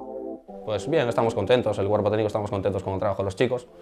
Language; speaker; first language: Spanish; native; Spanish